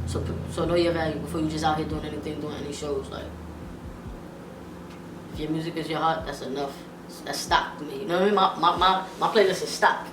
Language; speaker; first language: English; native; English